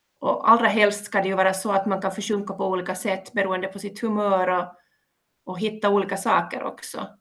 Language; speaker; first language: Swedish; native; Swedish